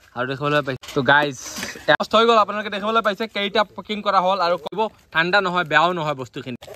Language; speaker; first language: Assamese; native; Assamese